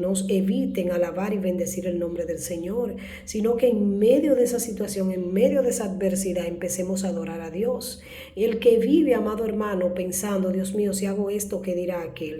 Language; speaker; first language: Spanish; native; Spanish